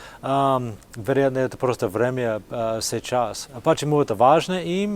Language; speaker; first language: Russian; non-native, fluent; English